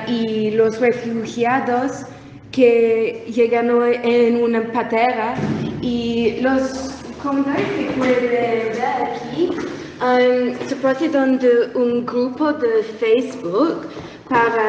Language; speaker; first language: Spanish; non-native, learner; English